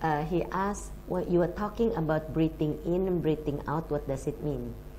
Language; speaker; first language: English; non-native, fluent; Indonesian